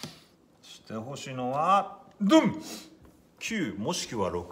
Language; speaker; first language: Japanese; native; Japanese